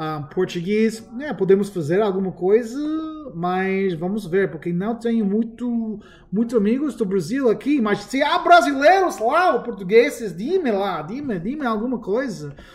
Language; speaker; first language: Portuguese; non-native, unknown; English